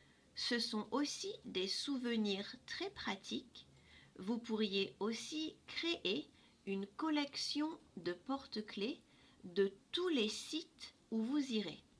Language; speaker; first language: French; non-native, fluent; English